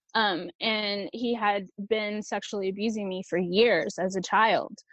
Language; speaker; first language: English; early bilingual, other home language; Spanish